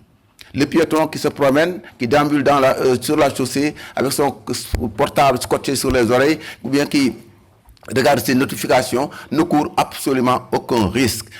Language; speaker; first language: French; non-native, local second language; Wolof